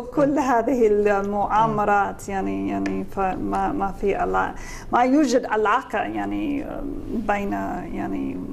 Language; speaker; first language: Arabic; non-native, fluent; English